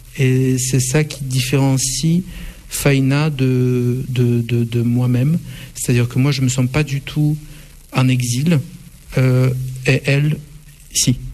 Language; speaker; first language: French; non-native, fluent; Russian